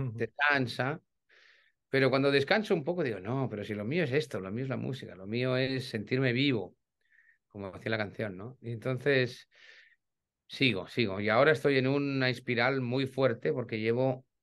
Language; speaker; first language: Spanish; native; Spanish